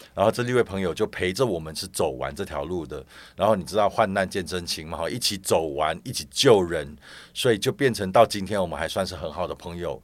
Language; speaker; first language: Chinese; native; Chinese